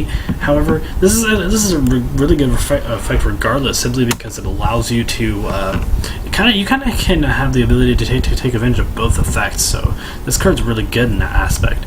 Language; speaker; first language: English; native; English